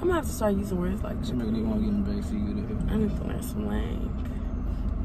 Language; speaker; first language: English; native; English